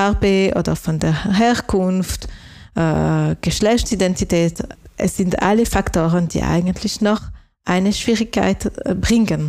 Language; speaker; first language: German; non-native, local second language; French